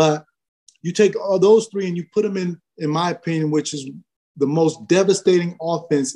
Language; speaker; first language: English; native; English